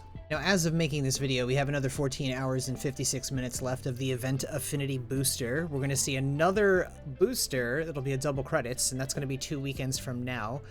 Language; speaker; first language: English; native; English